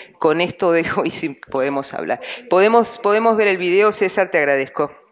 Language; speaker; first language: Spanish; native; Spanish